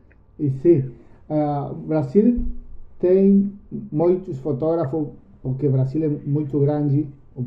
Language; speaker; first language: Portuguese; non-native, learner; Spanish